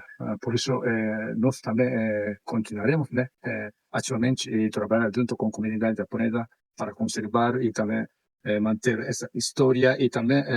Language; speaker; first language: Portuguese; non-native, fluent; Japanese